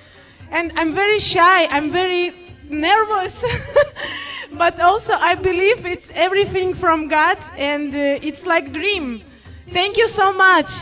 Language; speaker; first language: English; non-native, learner; Russian